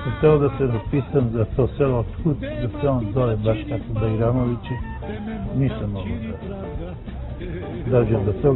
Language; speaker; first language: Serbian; non-native, local second language; Romany